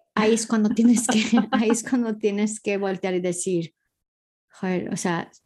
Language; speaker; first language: Spanish; early bilingual, heritage; Spanish